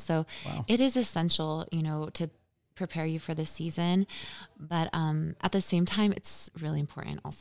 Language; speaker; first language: English; native; English